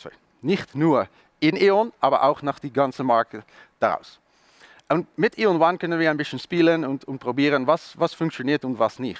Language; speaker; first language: German; non-native, learner; Dutch